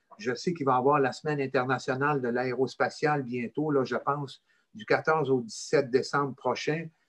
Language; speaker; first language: French; native; French